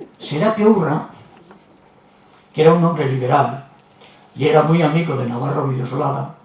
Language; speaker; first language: Spanish; native; Spanish